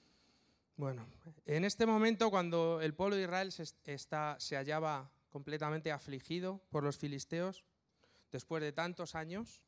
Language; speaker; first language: Spanish; native; Spanish